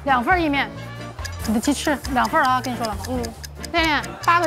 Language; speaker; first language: Chinese; native; Chinese